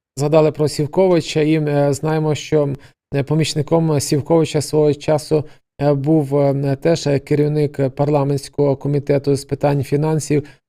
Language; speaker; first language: Ukrainian; native; Ukrainian